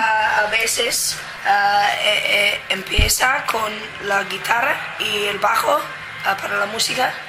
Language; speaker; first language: Spanish; non-native, learner; English